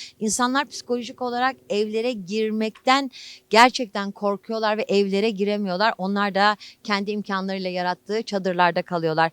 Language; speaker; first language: Turkish; native; Turkish